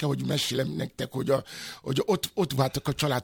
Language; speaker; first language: Hungarian; non-native, fluent; Yoruba